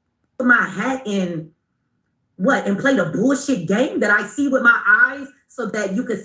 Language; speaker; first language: English; native; English